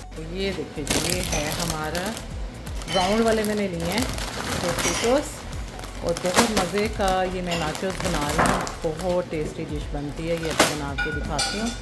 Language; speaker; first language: Urdu; native; Urdu